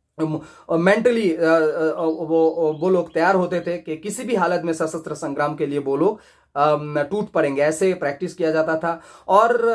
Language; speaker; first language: Hindi; non-native, local second language; Bangla